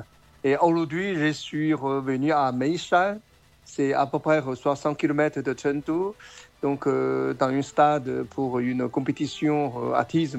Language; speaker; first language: French; non-native, learner; Chinese